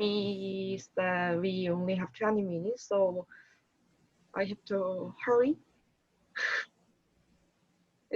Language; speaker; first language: English; non-native, learner; Korean